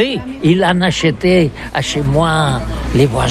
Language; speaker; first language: French; non-native, learner; Catalan